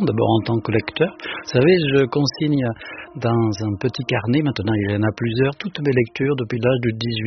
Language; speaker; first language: French; native; French